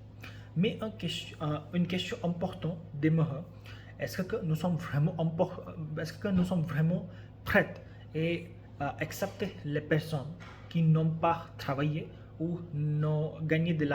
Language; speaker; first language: French; non-native, learner; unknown